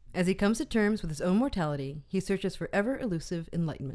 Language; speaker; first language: English; native; English